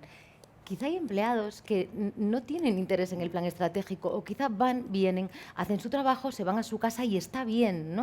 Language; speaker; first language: Spanish; native; Spanish